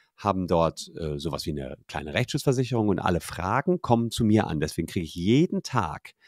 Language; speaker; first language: German; native; German